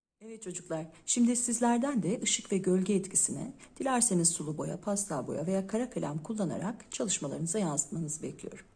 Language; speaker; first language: Turkish; native; Turkish